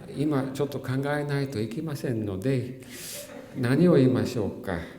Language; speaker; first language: Japanese; non-native, fluent; English